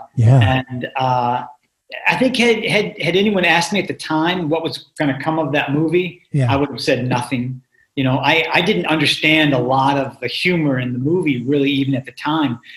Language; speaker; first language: English; native; English